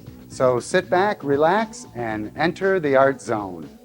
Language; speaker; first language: English; native; English